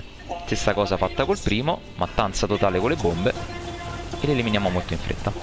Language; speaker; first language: Italian; native; Italian